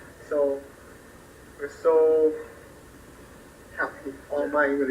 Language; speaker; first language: English; non-native, learner; Korean